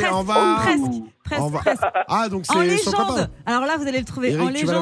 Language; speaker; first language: French; native; French